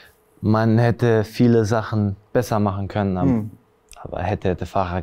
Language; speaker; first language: German; early bilingual, other home language; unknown